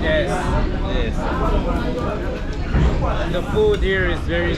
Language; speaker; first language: English; non-native, learner; Korean